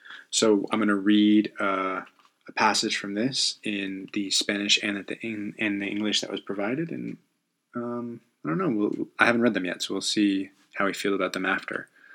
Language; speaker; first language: English; native; English